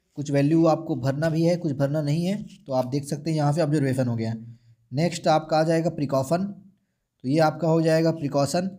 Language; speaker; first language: Hindi; native; Hindi